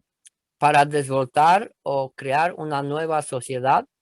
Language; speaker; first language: Spanish; non-native, learner; Romanian